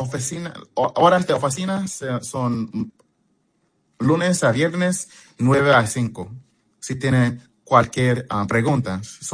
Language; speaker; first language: Spanish; early bilingual, heritage; English